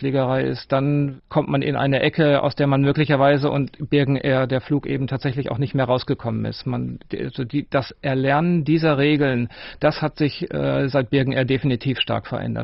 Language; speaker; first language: German; native; German